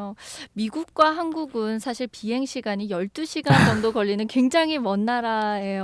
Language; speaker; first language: Korean; native; Korean